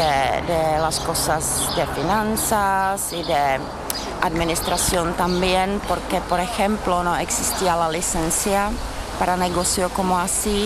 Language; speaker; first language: Spanish; non-native, learner; Czech